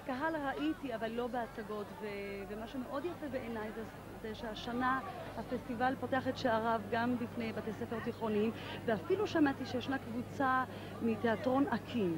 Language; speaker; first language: Hebrew; native; Hebrew